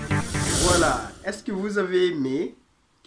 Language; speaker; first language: French; non-native, fluent; Portuguese